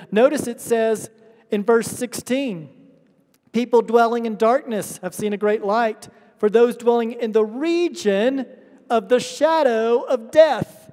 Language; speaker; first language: English; native; English